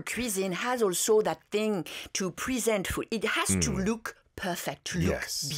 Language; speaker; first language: English; non-native, fluent; French